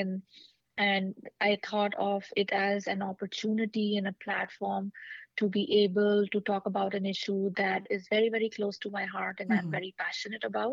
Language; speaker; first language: English; non-native, local second language; Hindi